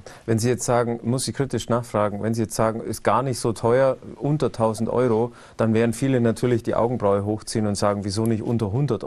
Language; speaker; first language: German; native; German